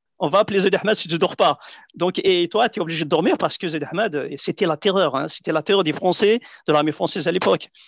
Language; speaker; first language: French; non-native, local second language; Central Atlas Tamazight